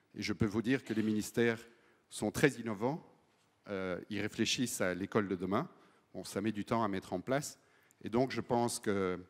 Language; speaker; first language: French; native; French